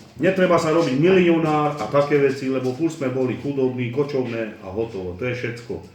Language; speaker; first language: Slovak; non-native, local second language; Romany